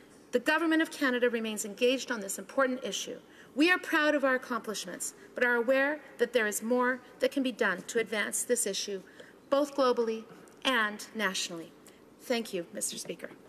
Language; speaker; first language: English; native; English